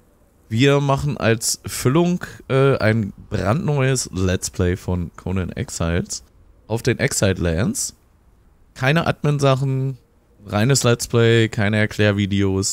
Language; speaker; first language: German; native; German